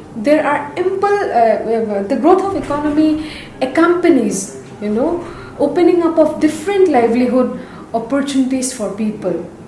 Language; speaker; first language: English; non-native, local second language; Assamese